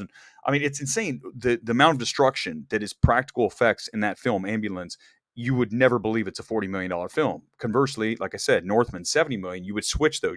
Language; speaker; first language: English; native; English